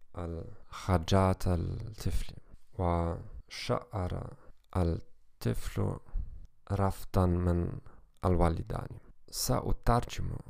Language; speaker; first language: Arabic; non-native, learner; German